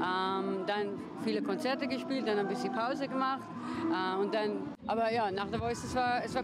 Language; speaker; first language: German; non-native, learner; English